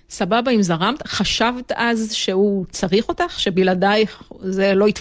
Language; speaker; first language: Hebrew; native; Hebrew